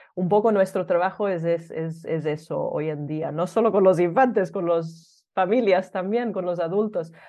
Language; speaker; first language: Spanish; early bilingual, other home language; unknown